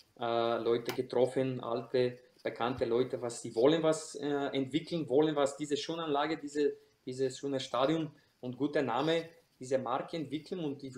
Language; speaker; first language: German; non-native, fluent; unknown